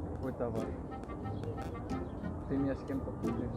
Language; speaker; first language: Russian; non-native, local second language; Kazakh